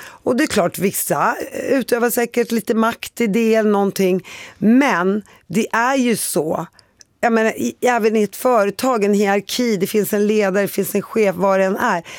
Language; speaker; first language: Swedish; early bilingual, other home language; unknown